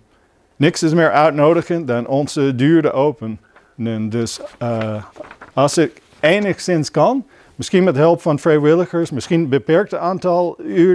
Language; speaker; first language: Dutch; non-native, fluent; English